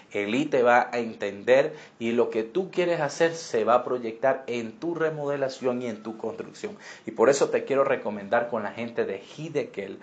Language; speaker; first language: Spanish; native; Spanish